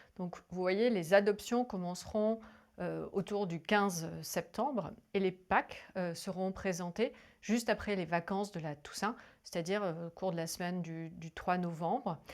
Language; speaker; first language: French; native; French